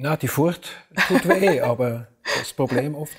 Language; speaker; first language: German; native; German